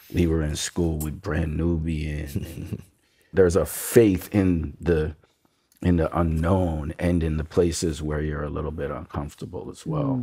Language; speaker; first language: English; native; English